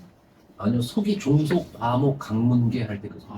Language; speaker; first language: Korean; native; Korean